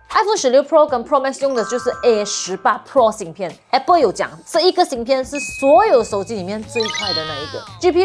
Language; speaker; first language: Chinese; non-native, local second language; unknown